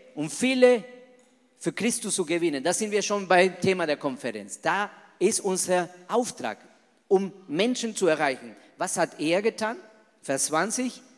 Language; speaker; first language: German; non-native, fluent; Spanish